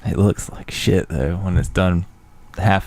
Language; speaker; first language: English; native; English